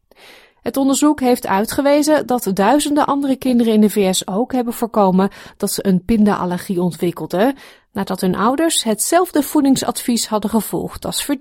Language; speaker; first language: Dutch; native; Dutch